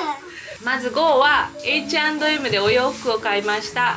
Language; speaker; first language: Japanese; native; Japanese